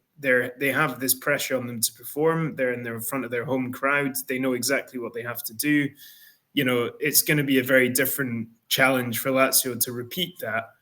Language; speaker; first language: English; native; English